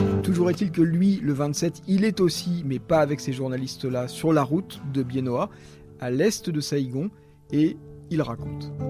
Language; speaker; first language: French; native; French